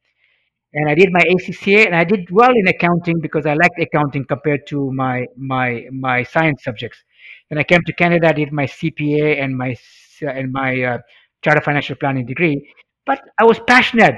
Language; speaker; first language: English; non-native, local second language; Swahili